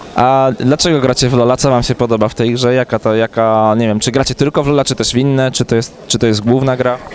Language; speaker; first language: Polish; native; Polish